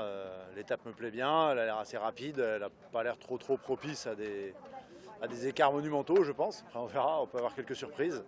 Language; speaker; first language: French; native; French